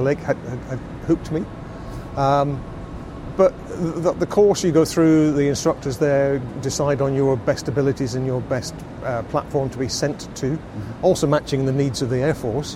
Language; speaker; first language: English; native; English